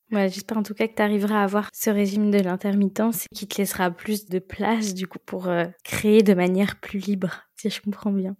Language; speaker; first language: French; native; French